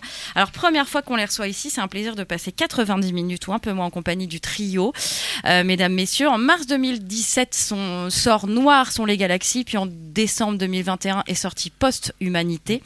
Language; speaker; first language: French; native; French